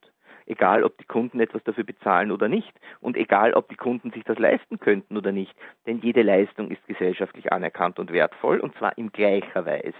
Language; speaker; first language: German; native; German